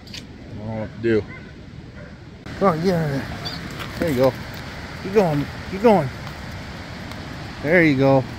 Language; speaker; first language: English; native; English